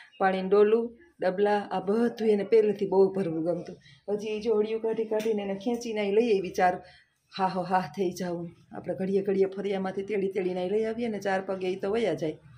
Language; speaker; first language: Gujarati; native; Gujarati